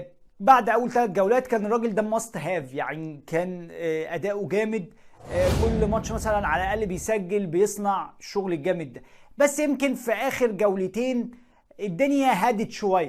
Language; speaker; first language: Arabic; native; Arabic